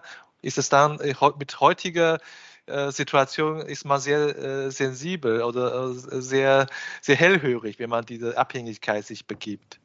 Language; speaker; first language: German; non-native, fluent; Chinese